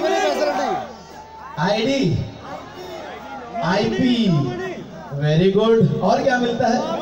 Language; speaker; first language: Hindi; native; Hindi